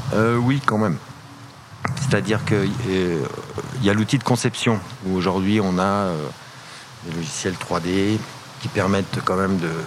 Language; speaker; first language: French; native; French